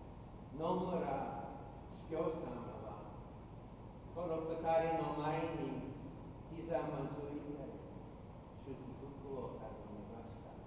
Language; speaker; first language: Japanese; non-native, fluent; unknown